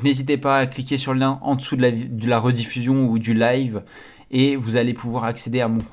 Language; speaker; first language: French; native; French